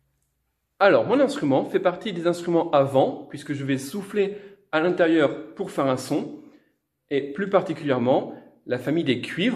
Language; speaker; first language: French; native; French